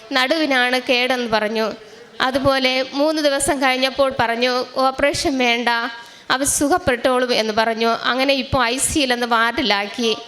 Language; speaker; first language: Malayalam; native; Malayalam